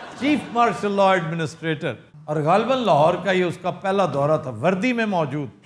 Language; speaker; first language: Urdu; non-native, local second language; Punjabi